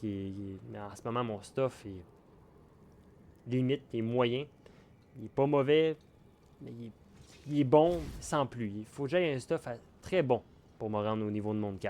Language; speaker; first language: French; native; French